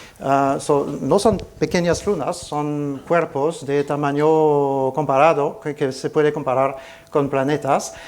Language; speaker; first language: Spanish; non-native, fluent; French